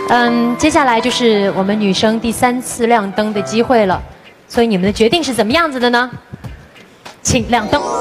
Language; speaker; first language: Chinese; native; Chinese